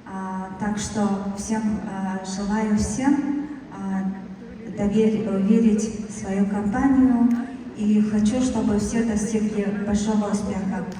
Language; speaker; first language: Russian; non-native, learner; Mongolian